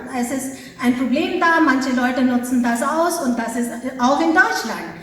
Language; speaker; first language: German; non-native, fluent; Hindi